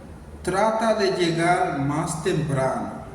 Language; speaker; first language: Spanish; non-native, learner; Haitian Creole